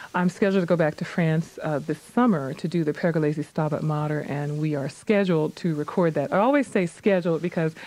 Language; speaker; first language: English; native; English